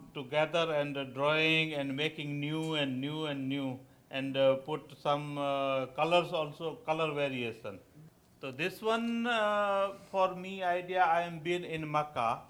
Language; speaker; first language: English; non-native, local second language; Kachhi